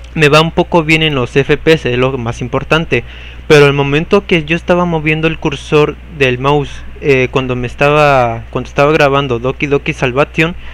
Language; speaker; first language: Spanish; native; Spanish